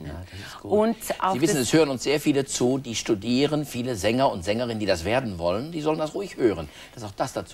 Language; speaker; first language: German; native; German